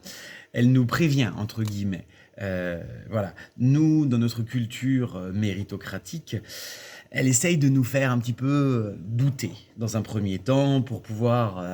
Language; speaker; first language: French; native; French